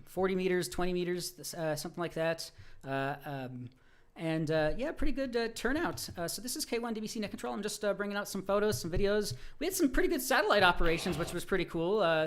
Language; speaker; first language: English; native; English